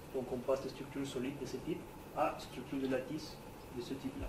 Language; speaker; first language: French; non-native, fluent; Spanish